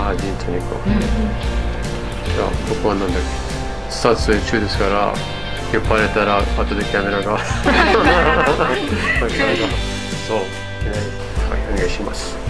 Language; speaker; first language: Japanese; non-native, fluent; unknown